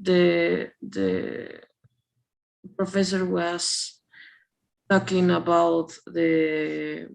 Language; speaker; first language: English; non-native, learner; Spanish